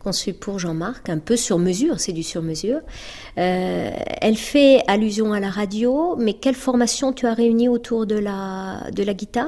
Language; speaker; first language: French; native; French